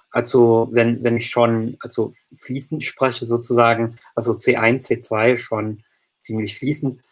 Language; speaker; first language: German; non-native, fluent; English